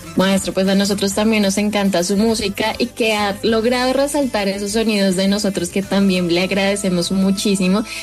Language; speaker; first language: Spanish; native; Spanish